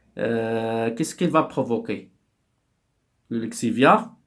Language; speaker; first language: French; non-native, local second language; Arabic